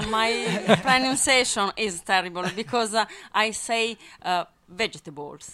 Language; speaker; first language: English; non-native, learner; Italian